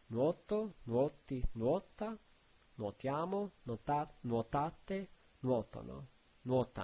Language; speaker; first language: Italian; non-native, learner; English